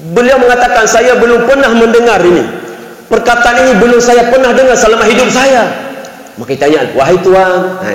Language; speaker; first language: Malay; non-native, local second language; Achinese